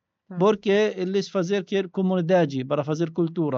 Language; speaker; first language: Portuguese; non-native, learner; Arabic